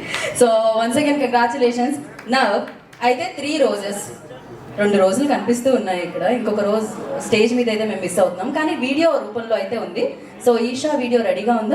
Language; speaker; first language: Telugu; native; Telugu